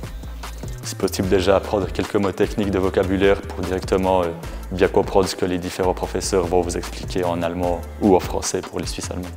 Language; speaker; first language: French; native; French